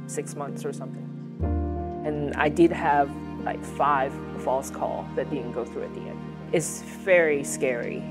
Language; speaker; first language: English; non-native, fluent; Chinese